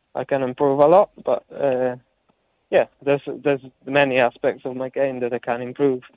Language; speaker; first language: English; early bilingual, heritage; English